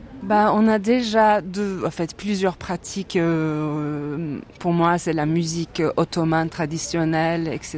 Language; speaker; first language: French; non-native, fluent; Turkish